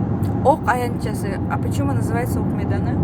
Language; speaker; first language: Russian; non-native, local second language; Kyrgyz